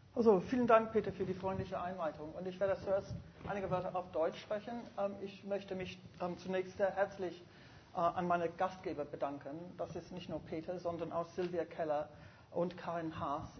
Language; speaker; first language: German; non-native, fluent; English